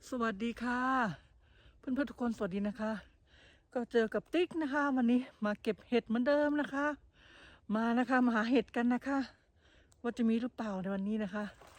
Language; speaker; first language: Thai; native; Thai